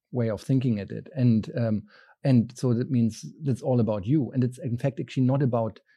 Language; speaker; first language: English; non-native, fluent; German